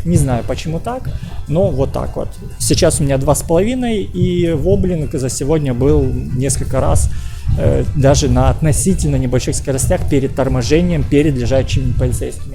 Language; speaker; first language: Russian; native; Russian